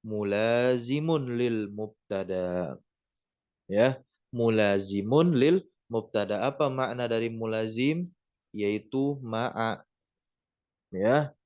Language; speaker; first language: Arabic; non-native, fluent; Indonesian